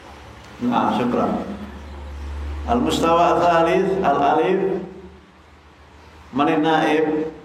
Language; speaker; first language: Arabic; non-native, fluent; Indonesian